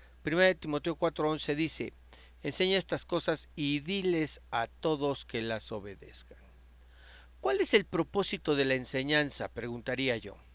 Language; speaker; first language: Spanish; native; Spanish